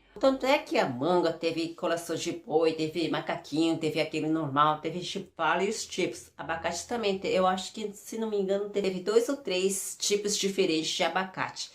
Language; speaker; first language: Portuguese; early bilingual, other home language; Japanese